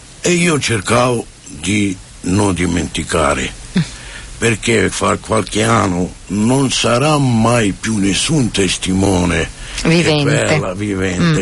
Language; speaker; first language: Italian; non-native, fluent; Romany